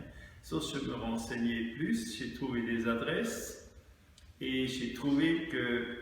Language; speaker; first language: French; non-native, fluent; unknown